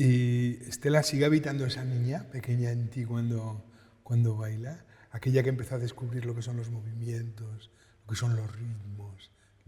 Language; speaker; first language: Spanish; native; Spanish